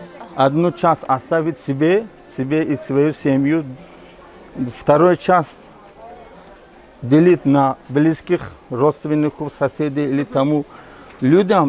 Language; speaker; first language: Russian; non-native, local second language; Tajik